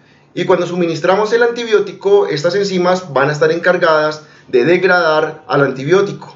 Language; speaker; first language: Spanish; native; Spanish